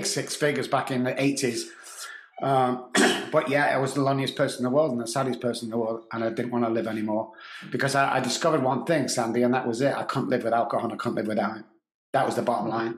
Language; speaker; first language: English; native; English